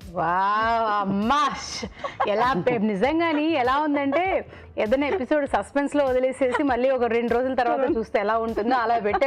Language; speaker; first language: Telugu; native; Telugu